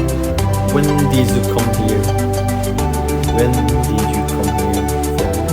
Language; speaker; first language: English; non-native, learner; Korean